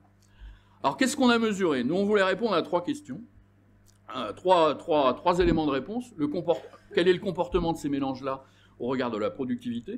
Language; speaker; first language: French; native; French